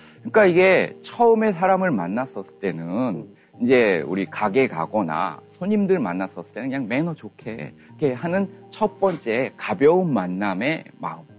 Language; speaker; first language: Korean; native; Korean